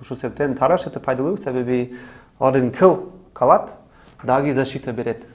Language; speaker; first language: Kyrgyz; non-native, learner; English